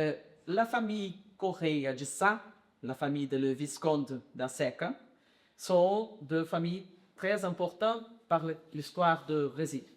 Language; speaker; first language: French; non-native, learner; Portuguese